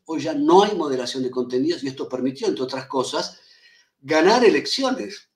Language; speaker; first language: Spanish; native; Spanish